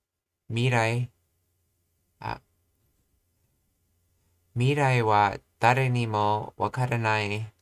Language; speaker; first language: Japanese; non-native, learner; English